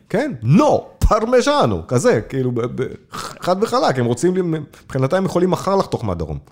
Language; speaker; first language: Hebrew; native; Hebrew